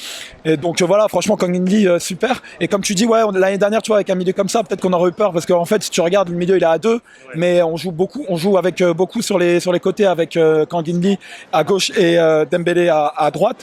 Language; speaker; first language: French; native; French